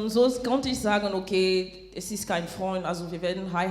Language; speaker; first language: German; non-native, fluent; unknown